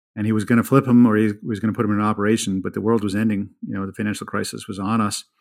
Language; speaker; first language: English; native; English